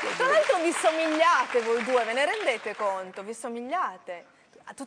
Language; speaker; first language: Italian; native; Italian